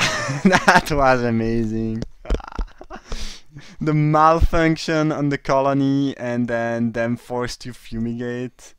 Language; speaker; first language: English; non-native, fluent; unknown